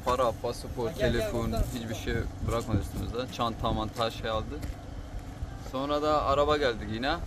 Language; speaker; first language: Turkish; non-native, learner; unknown